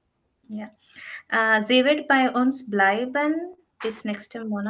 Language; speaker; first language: German; non-native, learner; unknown